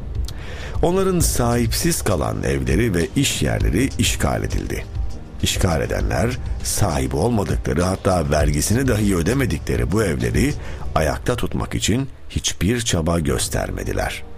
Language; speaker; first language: Turkish; native; Turkish